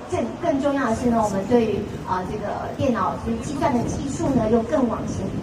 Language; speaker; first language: Chinese; native; Chinese